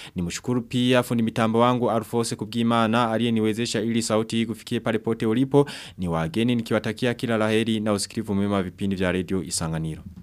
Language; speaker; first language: Swahili; non-native, local second language; Rundi